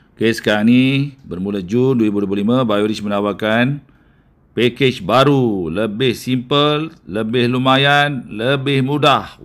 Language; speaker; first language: Malay; native; Malay